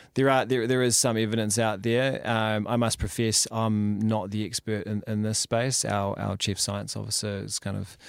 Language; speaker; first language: English; native; English